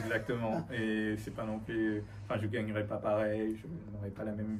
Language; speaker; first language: French; early bilingual, other home language; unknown